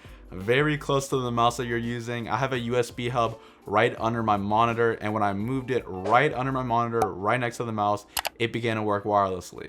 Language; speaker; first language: English; native; English